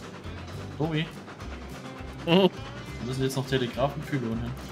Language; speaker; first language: German; native; German